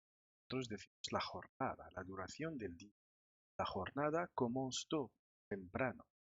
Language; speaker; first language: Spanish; non-native, fluent; French